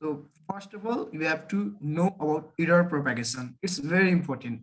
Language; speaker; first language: English; non-native, local second language; Nepali